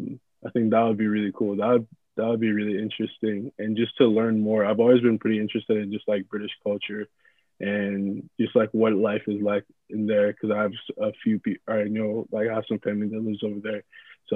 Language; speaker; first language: English; non-native, local second language; Yoruba